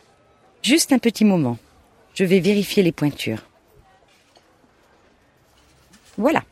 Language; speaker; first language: French; native; French